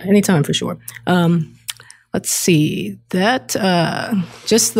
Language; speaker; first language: English; native; English